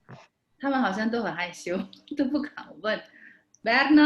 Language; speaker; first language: Chinese; non-native, fluent; Indonesian